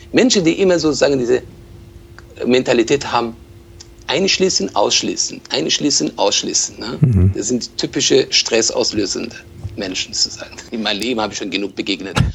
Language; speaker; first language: German; non-native, fluent; Persian